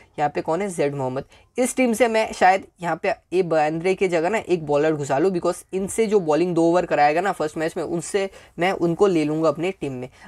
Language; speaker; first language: Hindi; native; Hindi